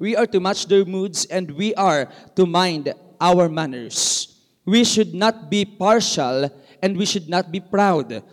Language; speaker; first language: English; non-native, local second language; Filipino